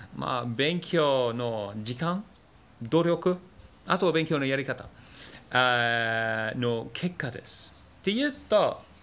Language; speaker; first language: Japanese; non-native, fluent; English